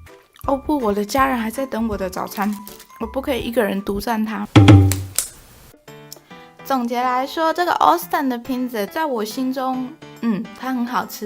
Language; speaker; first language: Chinese; native; Chinese